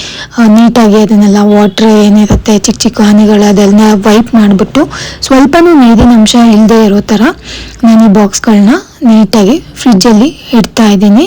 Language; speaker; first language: Kannada; native; Kannada